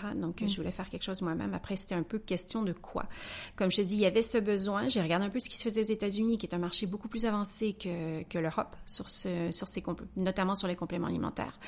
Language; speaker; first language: French; native; French